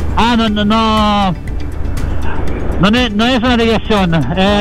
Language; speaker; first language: Spanish; non-native, learner; Italian